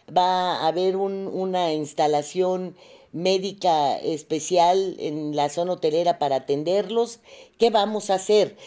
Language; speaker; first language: Spanish; native; Spanish